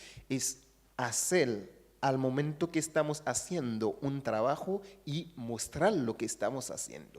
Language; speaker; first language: Spanish; non-native, fluent; Haitian Creole